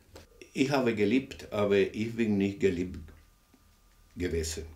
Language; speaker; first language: German; non-native, fluent; Spanish